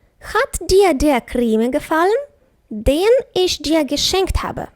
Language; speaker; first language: German; non-native, fluent; Ukrainian